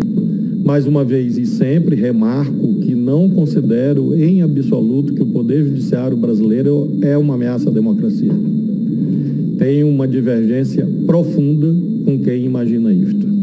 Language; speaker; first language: Portuguese; native; Portuguese